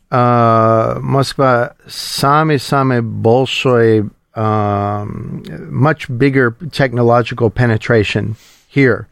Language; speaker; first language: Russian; non-native, learner; English